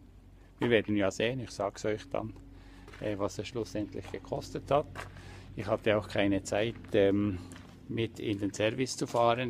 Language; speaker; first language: German; native; German